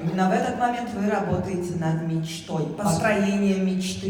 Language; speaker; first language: Russian; native; Russian